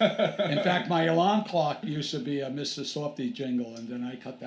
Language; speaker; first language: English; native; English